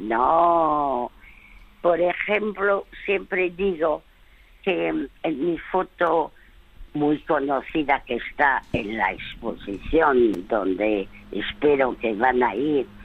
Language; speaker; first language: Spanish; early bilingual, other home language; French